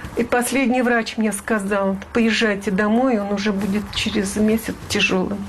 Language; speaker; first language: Russian; native; Russian